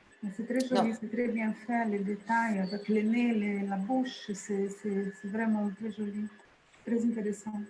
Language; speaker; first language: French; non-native, fluent; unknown